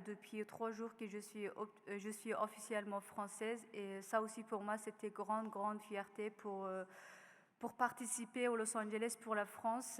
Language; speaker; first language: French; non-native, learner; Persian